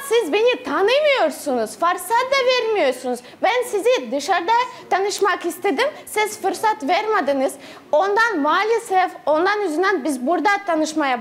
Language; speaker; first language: Turkish; non-native, learner; Russian